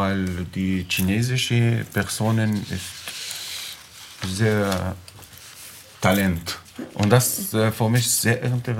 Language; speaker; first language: German; non-native, learner; Arabic